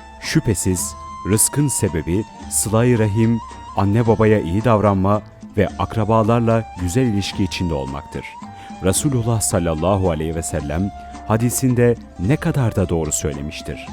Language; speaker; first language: Turkish; native; Turkish